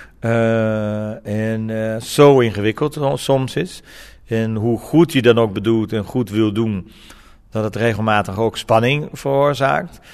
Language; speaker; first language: Dutch; non-native, fluent; Portuguese